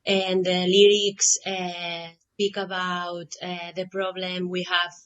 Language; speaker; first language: English; non-native, fluent; Catalan